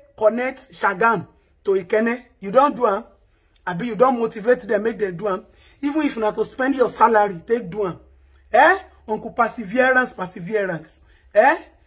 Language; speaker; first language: Nigerian Pidgin; non-native, local second language; Yoruba